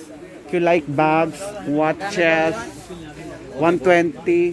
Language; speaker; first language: English; non-native, learner; Filipino